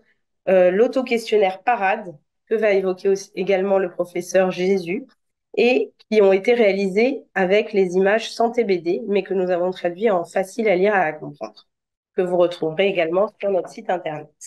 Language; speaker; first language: French; native; French